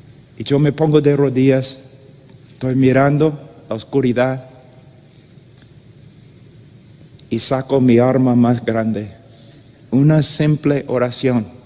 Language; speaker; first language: Spanish; non-native, fluent; English